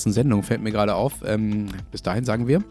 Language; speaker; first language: German; native; German